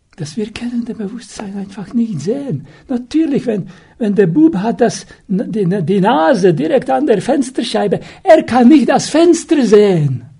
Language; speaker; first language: German; non-native, fluent; Czech